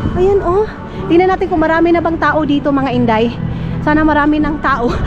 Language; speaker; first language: Filipino; non-native, local second language; Cebuano